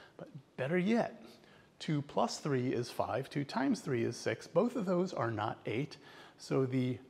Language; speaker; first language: English; native; English